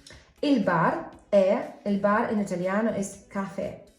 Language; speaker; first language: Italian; non-native, fluent; English